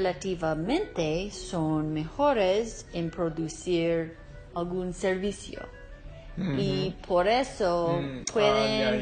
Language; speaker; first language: Spanish; non-native, learner; English